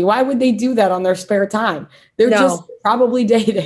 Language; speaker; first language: English; native; English